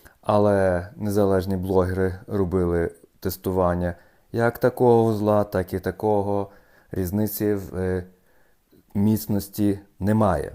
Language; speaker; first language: Ukrainian; native; Ukrainian